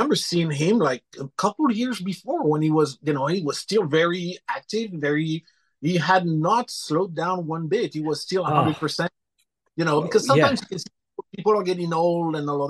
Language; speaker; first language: English; non-native, fluent; French